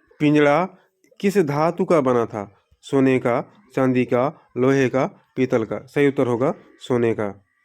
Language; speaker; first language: Hindi; native; Hindi